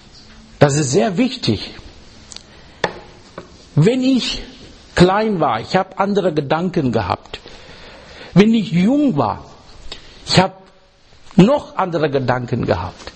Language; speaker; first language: German; non-native, learner; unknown